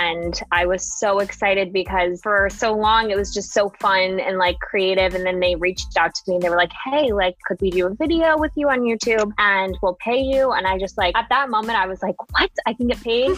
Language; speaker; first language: English; native; English